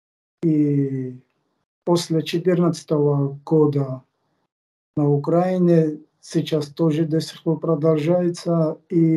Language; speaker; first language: Russian; non-native, fluent; Georgian